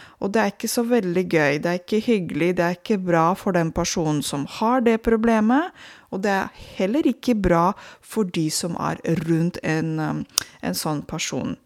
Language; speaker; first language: Norwegian; non-native, fluent; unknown